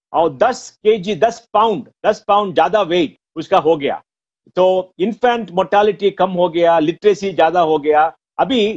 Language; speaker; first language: Hindi; non-native, local second language; Konkani